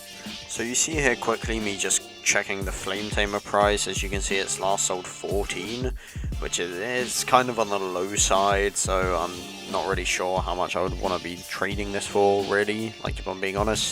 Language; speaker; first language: English; native; English